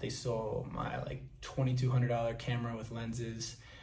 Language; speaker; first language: English; native; English